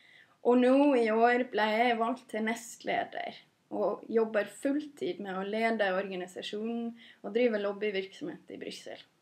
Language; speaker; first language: Norwegian; non-native, fluent; English